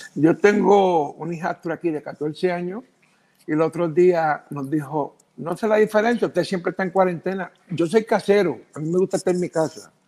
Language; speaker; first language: Spanish; early bilingual, heritage; Spanish